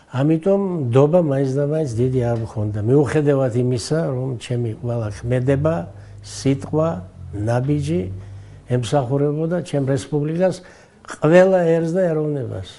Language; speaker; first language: Georgian; non-native, local second language; Abkhazian